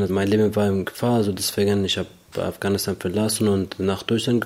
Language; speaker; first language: German; non-native, learner; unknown